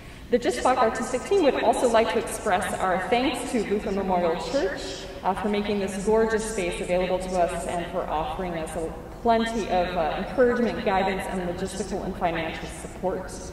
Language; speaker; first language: English; native; English